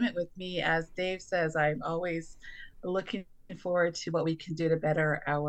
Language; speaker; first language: English; native; English